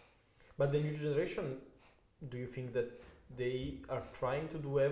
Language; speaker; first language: English; non-native, fluent; Italian